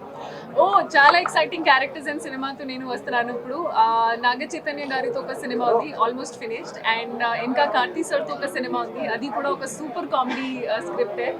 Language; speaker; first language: Telugu; non-native, fluent; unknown